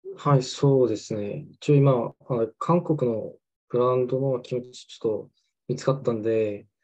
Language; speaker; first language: Japanese; non-native, fluent; Korean